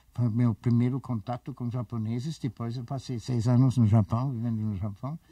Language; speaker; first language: Portuguese; non-native, fluent; German